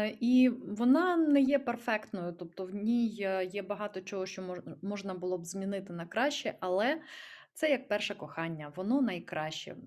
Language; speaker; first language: Ukrainian; native; Ukrainian